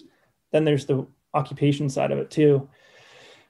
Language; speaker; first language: English; native; English